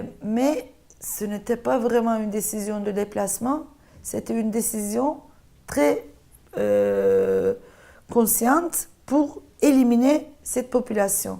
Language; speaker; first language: French; non-native, fluent; Turkish